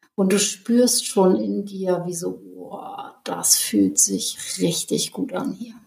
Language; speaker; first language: German; native; German